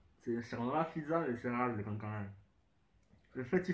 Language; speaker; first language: French; native; French